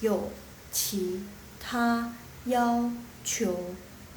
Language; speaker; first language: Chinese; non-native, fluent; Indonesian